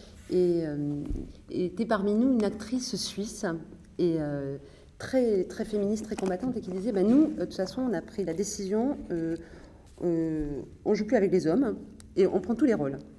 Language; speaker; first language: French; native; French